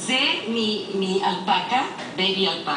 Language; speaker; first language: Hebrew; non-native, fluent; Spanish